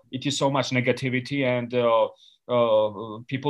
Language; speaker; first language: English; non-native, fluent; Georgian